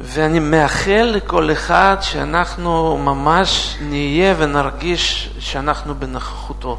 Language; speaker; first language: Hebrew; non-native, fluent; Russian